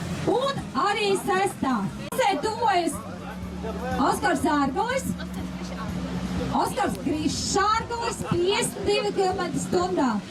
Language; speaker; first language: Latvian; native; Latvian